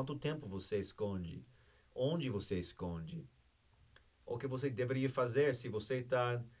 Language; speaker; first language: Portuguese; non-native, fluent; English